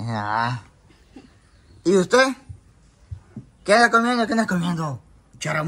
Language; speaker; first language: Spanish; native; Spanish